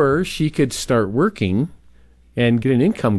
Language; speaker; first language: English; native; English